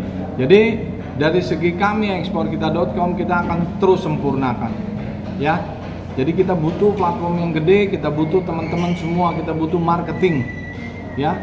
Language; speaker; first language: Indonesian; native; Indonesian